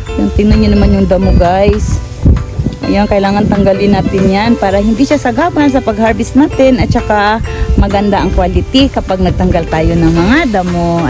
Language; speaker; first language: Filipino; non-native, local second language; Cebuano